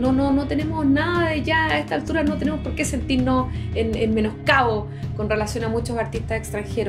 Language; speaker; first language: Spanish; native; Spanish